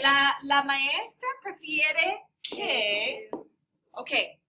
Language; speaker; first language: Spanish; non-native, fluent; English